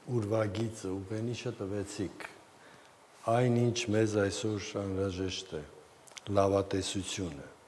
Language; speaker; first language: Armenian; native; Armenian